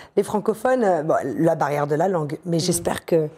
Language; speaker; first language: French; native; French